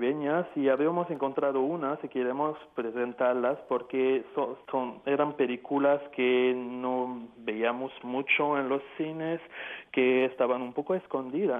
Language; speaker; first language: Spanish; non-native, fluent; French